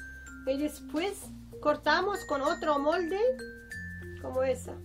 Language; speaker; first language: Spanish; non-native, fluent; Arabic